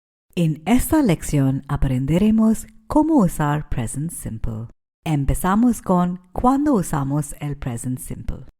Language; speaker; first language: Spanish; non-native, fluent; English